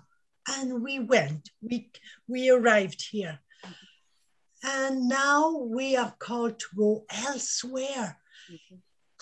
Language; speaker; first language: English; non-native, local second language; French